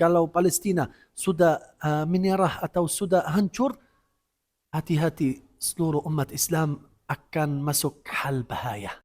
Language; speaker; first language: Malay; non-native, fluent; Arabic